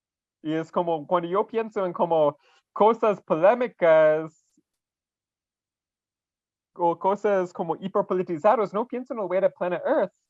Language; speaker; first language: Spanish; non-native, fluent; English